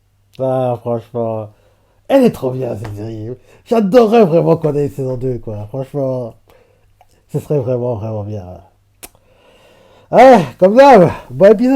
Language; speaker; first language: French; native; French